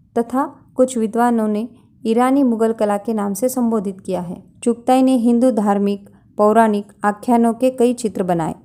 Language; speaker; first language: Hindi; non-native, local second language; Marathi